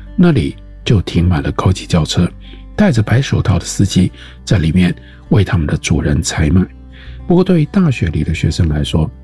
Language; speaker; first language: Chinese; native; Chinese